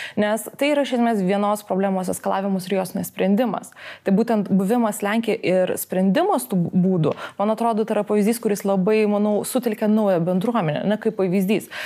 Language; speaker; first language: Lithuanian; non-native, local second language; Polish